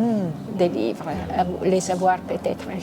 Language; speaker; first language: French; non-native, local second language; Italian